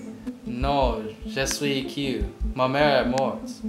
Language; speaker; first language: French; non-native, learner; English